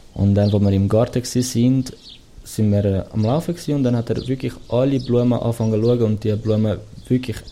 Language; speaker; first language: German; non-native, fluent; Portuguese